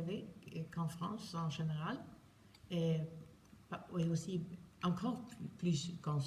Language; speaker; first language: French; non-native, fluent; Swedish